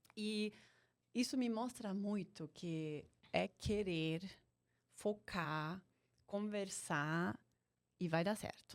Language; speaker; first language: Portuguese; non-native, fluent; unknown